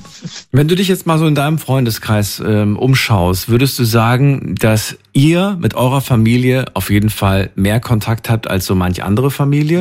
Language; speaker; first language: German; native; German